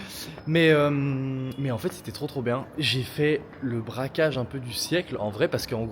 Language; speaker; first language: French; native; French